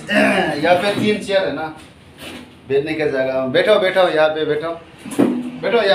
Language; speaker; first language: Hindi; non-native, local second language; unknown